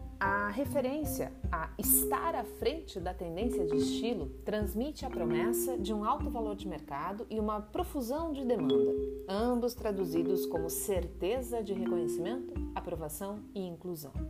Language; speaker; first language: Portuguese; native; Portuguese